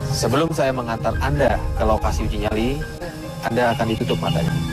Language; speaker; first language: Indonesian; native; Indonesian